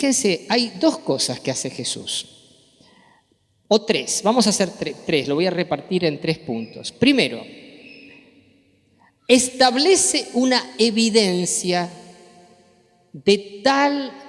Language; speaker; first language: Spanish; native; Spanish